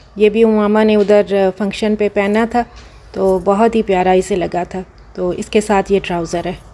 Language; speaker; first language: Urdu; non-native, local second language; Punjabi